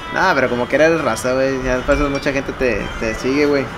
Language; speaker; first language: Spanish; early bilingual, heritage; Spanish